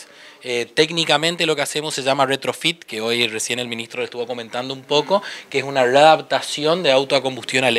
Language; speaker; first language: Spanish; native; Spanish